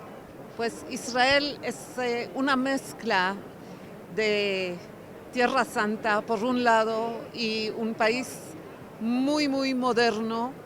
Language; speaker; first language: Spanish; non-native, fluent; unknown